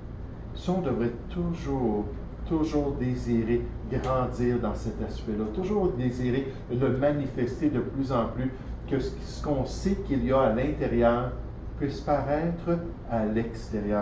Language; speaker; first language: French; native; French